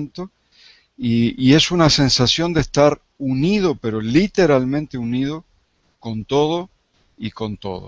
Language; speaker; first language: Spanish; native; Spanish